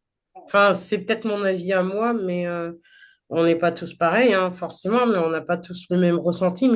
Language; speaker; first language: French; native; French